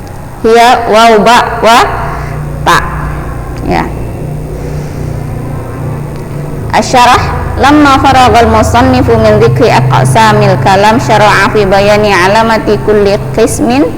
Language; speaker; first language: Arabic; non-native, fluent; Indonesian